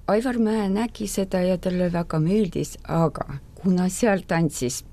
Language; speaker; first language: Estonian; non-native, fluent; Russian